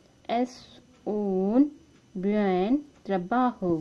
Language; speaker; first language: Spanish; non-native, learner; Hindi